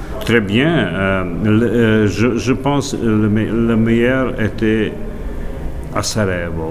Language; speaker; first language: French; non-native, fluent; Serbian